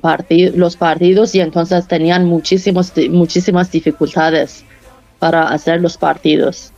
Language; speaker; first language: Spanish; non-native, local second language; Persian